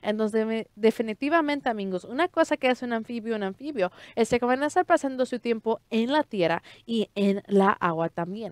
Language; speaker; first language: Spanish; early bilingual, heritage; Spanish